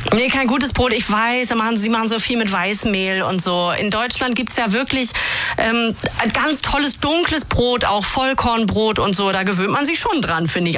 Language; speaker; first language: German; native; German